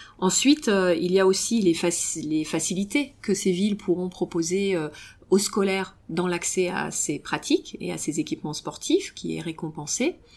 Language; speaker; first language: French; early bilingual, other home language; Romanian